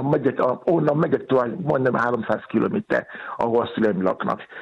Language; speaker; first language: Hungarian; non-native, learner; Yoruba